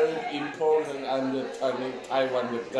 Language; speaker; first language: English; non-native, learner; Chinese